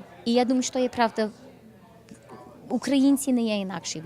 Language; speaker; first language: Ukrainian; early bilingual, heritage; English